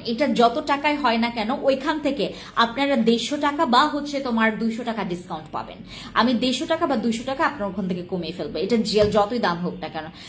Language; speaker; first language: Bangla; non-native, local second language; Khasi